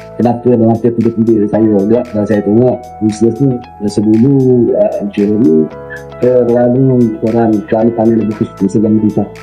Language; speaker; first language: Malay; native; Malay